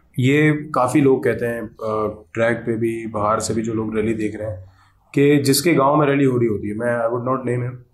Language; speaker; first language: Urdu; native; Urdu